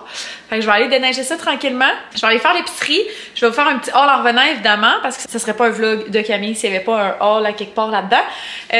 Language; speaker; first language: French; native; French